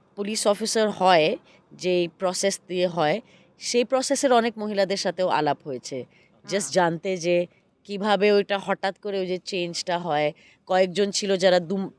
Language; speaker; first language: Bangla; early bilingual, heritage; Bangla